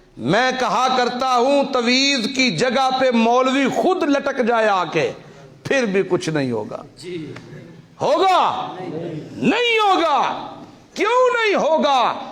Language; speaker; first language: Urdu; non-native, local second language; Punjabi